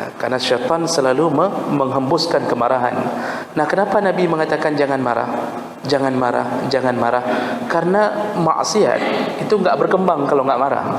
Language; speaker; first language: Malay; non-native, local second language; Achinese